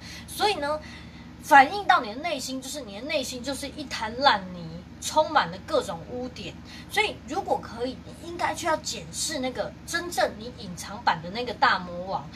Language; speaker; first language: Chinese; native; Chinese